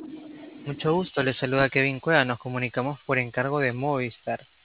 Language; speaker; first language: Spanish; native; Spanish